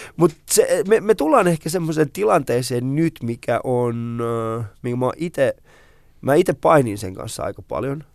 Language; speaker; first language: Finnish; early bilingual, other home language; Persian